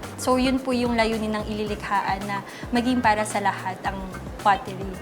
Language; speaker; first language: Filipino; native; Filipino